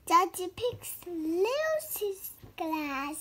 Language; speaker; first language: English; non-native, learner; Vietnamese